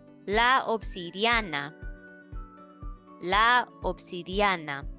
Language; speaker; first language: Spanish; non-native, fluent; English